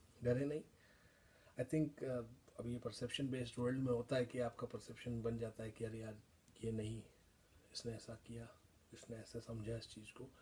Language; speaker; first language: Hindi; native; Hindi